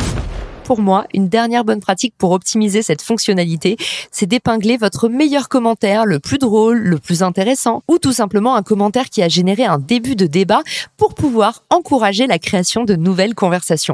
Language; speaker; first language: French; native; French